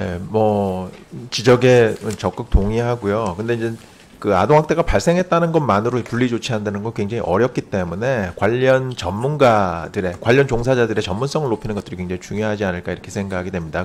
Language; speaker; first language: Korean; native; Korean